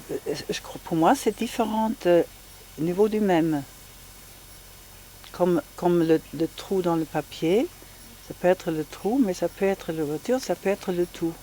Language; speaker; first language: French; non-native, fluent; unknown